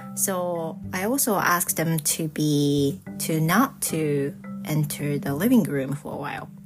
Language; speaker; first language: English; non-native, fluent; Japanese